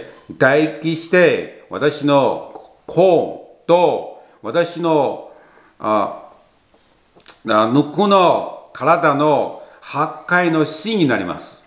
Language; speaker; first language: Japanese; non-native, learner; Chinese